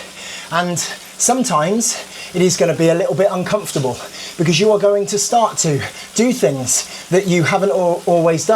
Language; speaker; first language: English; native; English